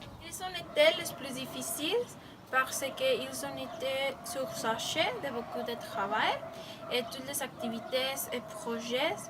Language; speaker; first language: French; non-native, learner; Spanish